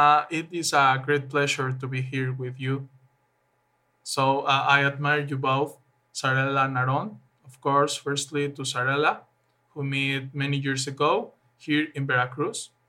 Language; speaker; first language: English; non-native, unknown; Spanish